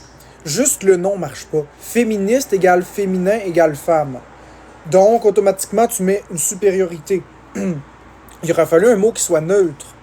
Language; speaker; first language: French; native; French